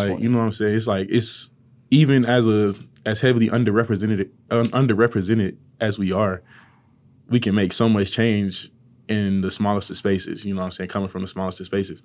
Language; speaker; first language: English; native; English